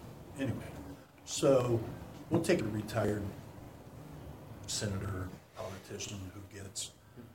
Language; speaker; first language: English; native; English